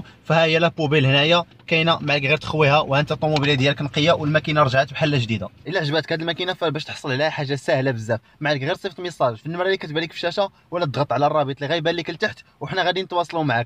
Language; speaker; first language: Arabic; native; Arabic